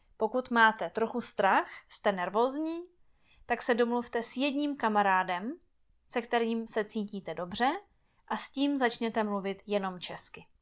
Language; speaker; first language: Czech; native; Czech